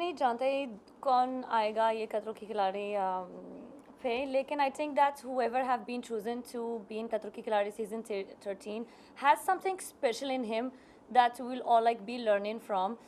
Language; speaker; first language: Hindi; non-native, learner; Arabic